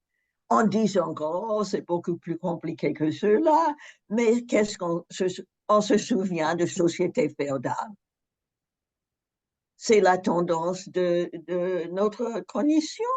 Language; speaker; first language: French; non-native, fluent; English